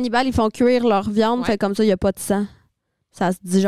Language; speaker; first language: French; native; French